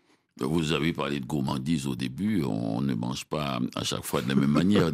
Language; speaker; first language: French; non-native, local second language; Haitian Creole